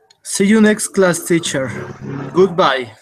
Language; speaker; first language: English; non-native, learner; Spanish